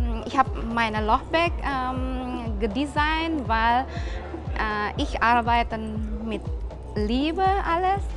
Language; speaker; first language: German; non-native, learner; Indonesian